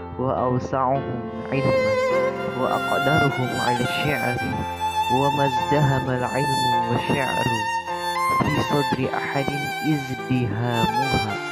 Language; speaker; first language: Arabic; non-native, learner; Indonesian